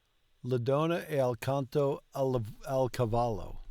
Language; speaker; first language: Italian; non-native, learner; English